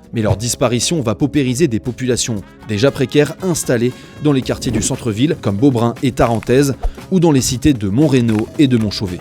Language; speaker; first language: French; native; French